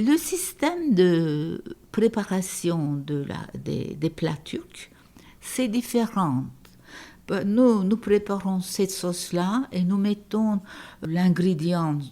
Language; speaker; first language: French; non-native, fluent; Turkish